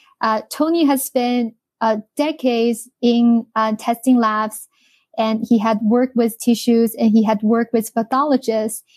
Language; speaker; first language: English; non-native, fluent; Chinese